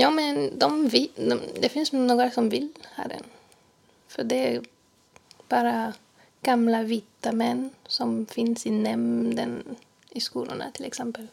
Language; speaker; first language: Swedish; non-native, fluent; French